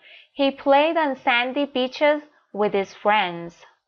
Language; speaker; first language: English; non-native, fluent; Persian